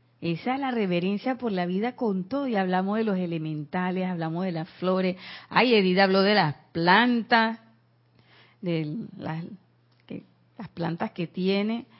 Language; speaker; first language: Spanish; native; Spanish